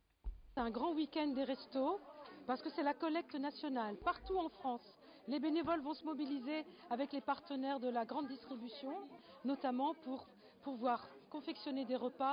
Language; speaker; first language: French; native; French